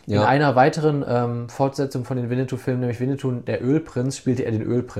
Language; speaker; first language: German; native; German